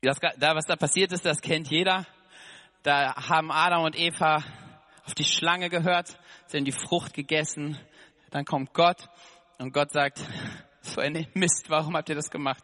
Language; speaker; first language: German; native; German